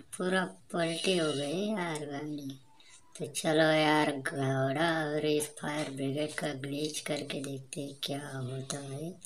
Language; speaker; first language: Hindi; non-native, local second language; Marathi